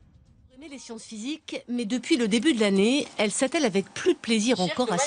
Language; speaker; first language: French; native; French